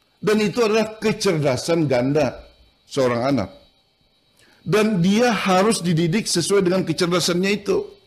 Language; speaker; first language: Indonesian; non-native, local second language; Banjar